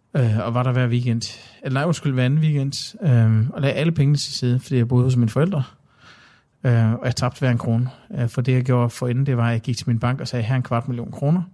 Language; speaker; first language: Danish; native; Danish